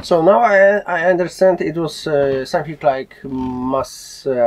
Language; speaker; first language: English; non-native, learner; Polish